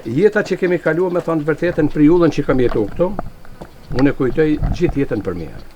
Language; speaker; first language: Albanian; native; Albanian